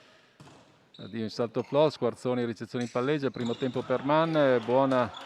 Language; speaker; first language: Italian; native; Italian